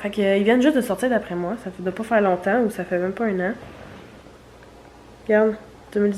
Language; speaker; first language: French; native; French